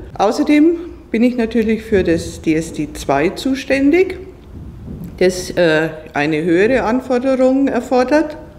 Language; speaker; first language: German; native; German